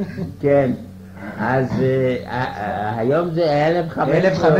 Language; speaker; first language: Hebrew; non-native, fluent; Yiddish